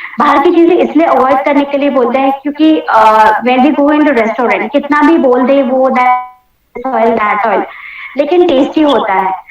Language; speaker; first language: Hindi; non-native, local second language; Marathi